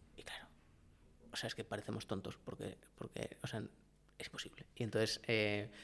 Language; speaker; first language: Spanish; native; Spanish